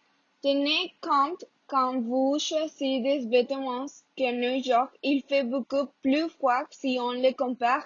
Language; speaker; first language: French; non-native, learner; Spanish